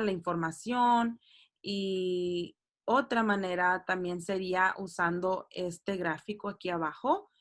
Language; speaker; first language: Spanish; early bilingual, heritage; Spanish